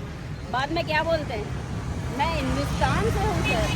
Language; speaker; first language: Hindi; non-native, local second language; Telugu